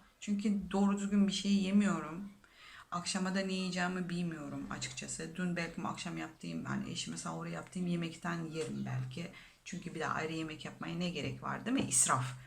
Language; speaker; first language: Turkish; non-native, fluent; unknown